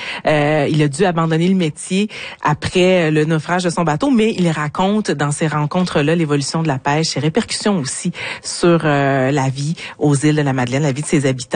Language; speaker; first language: French; native; French